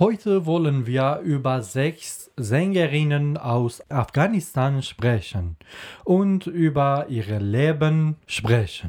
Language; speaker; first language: German; non-native, learner; Persian